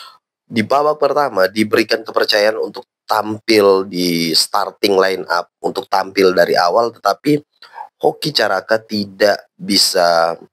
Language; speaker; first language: Indonesian; native; Indonesian